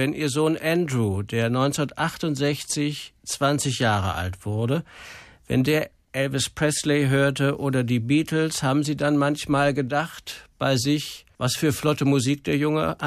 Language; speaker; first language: German; native; German